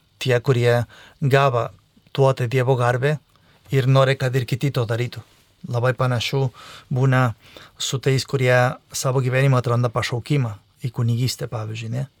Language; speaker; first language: Lithuanian; non-native, fluent; Spanish